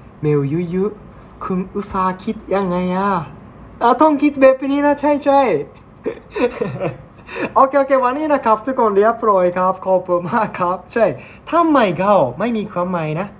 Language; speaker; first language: Thai; non-native, learner; Japanese